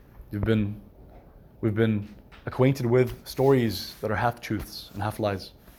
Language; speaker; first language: English; native; English